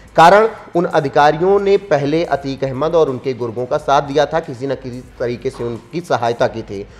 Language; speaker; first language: Hindi; native; Hindi